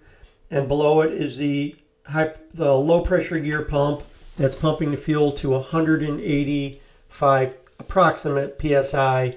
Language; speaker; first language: English; native; English